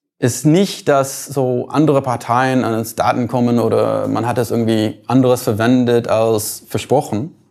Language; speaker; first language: German; non-native, fluent; English